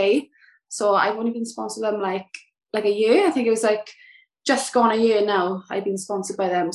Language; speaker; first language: English; native; English